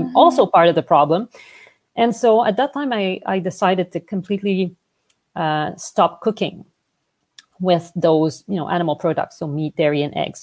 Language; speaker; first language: English; non-native, fluent; French